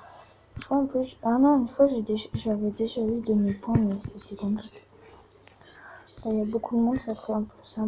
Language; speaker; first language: French; native; French